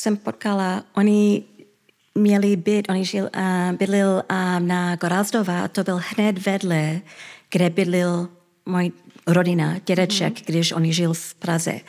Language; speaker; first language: Czech; early bilingual, heritage; Czech